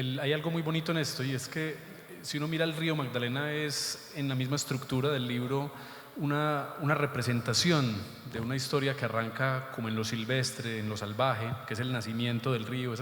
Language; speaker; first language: Spanish; native; Spanish